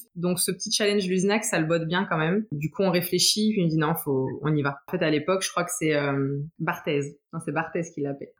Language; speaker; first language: French; native; French